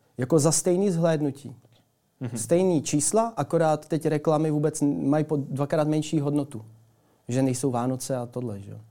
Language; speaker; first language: Czech; early bilingual, other home language; Ukrainian